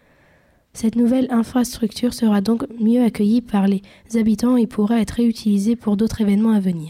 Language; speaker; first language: French; native; French